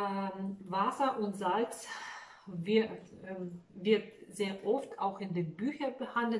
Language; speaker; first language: German; non-native, fluent; Russian